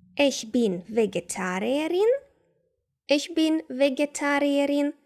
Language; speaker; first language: German; non-native, fluent; Ukrainian